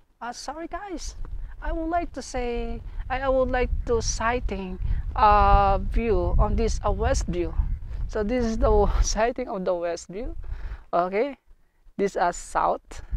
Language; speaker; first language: English; non-native, learner; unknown